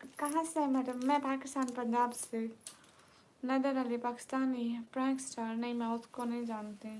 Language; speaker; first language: Urdu; non-native, local second language; Punjabi